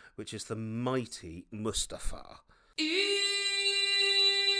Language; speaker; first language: English; early bilingual, other home language; Hindi